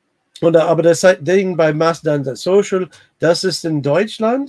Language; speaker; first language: German; non-native, learner; English